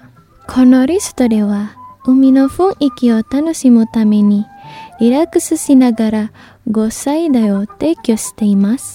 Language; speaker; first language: Japanese; non-native, fluent; Indonesian